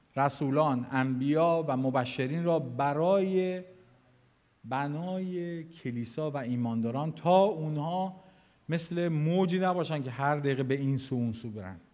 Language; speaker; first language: Persian; native; Persian